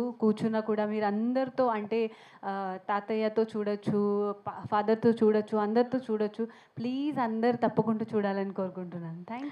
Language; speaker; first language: Telugu; non-native, learner; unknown